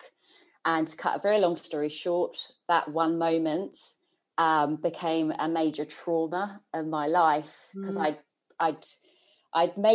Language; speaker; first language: English; native; English